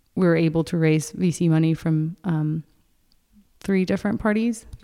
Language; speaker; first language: English; non-native, fluent; Spanish